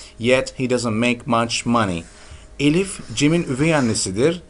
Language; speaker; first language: English; non-native, fluent; Turkish